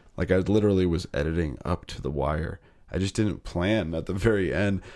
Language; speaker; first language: English; native; English